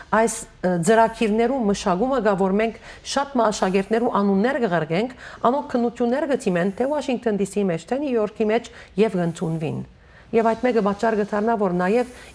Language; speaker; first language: Armenian; native; Armenian